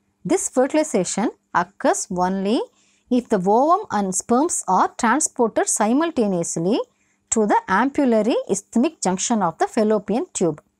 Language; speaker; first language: English; non-native, local second language; Tamil